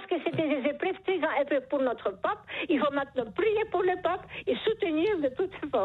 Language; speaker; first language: French; non-native, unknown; Polish